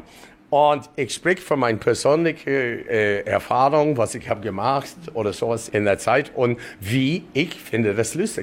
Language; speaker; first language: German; non-native, learner; English